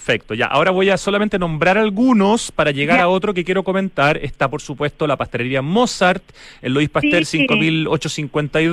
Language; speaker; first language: Spanish; native; Spanish